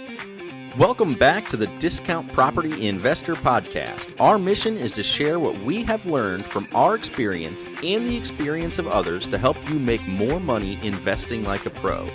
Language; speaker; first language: English; native; English